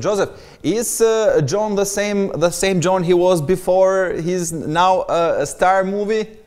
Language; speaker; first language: English; non-native, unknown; Albanian